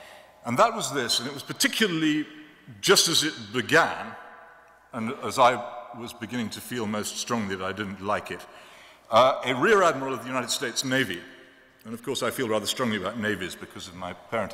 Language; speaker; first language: English; native; English